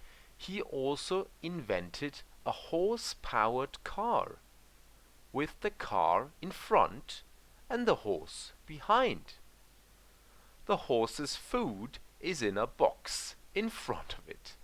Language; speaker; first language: English; non-native, fluent; German